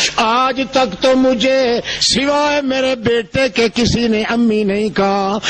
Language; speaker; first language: Urdu; non-native, local second language; Saraiki